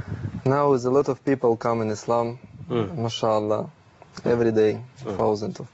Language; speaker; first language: English; non-native, learner; Russian